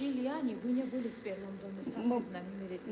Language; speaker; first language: Russian; non-native, fluent; Georgian